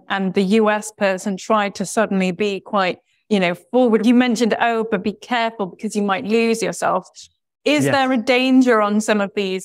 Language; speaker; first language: English; native; English